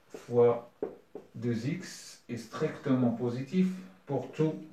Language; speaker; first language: French; non-native, local second language; Arabic